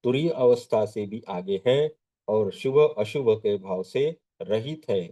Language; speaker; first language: Hindi; non-native, local second language; Marathi